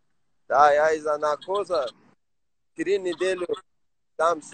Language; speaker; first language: Russian; non-native, learner; Persian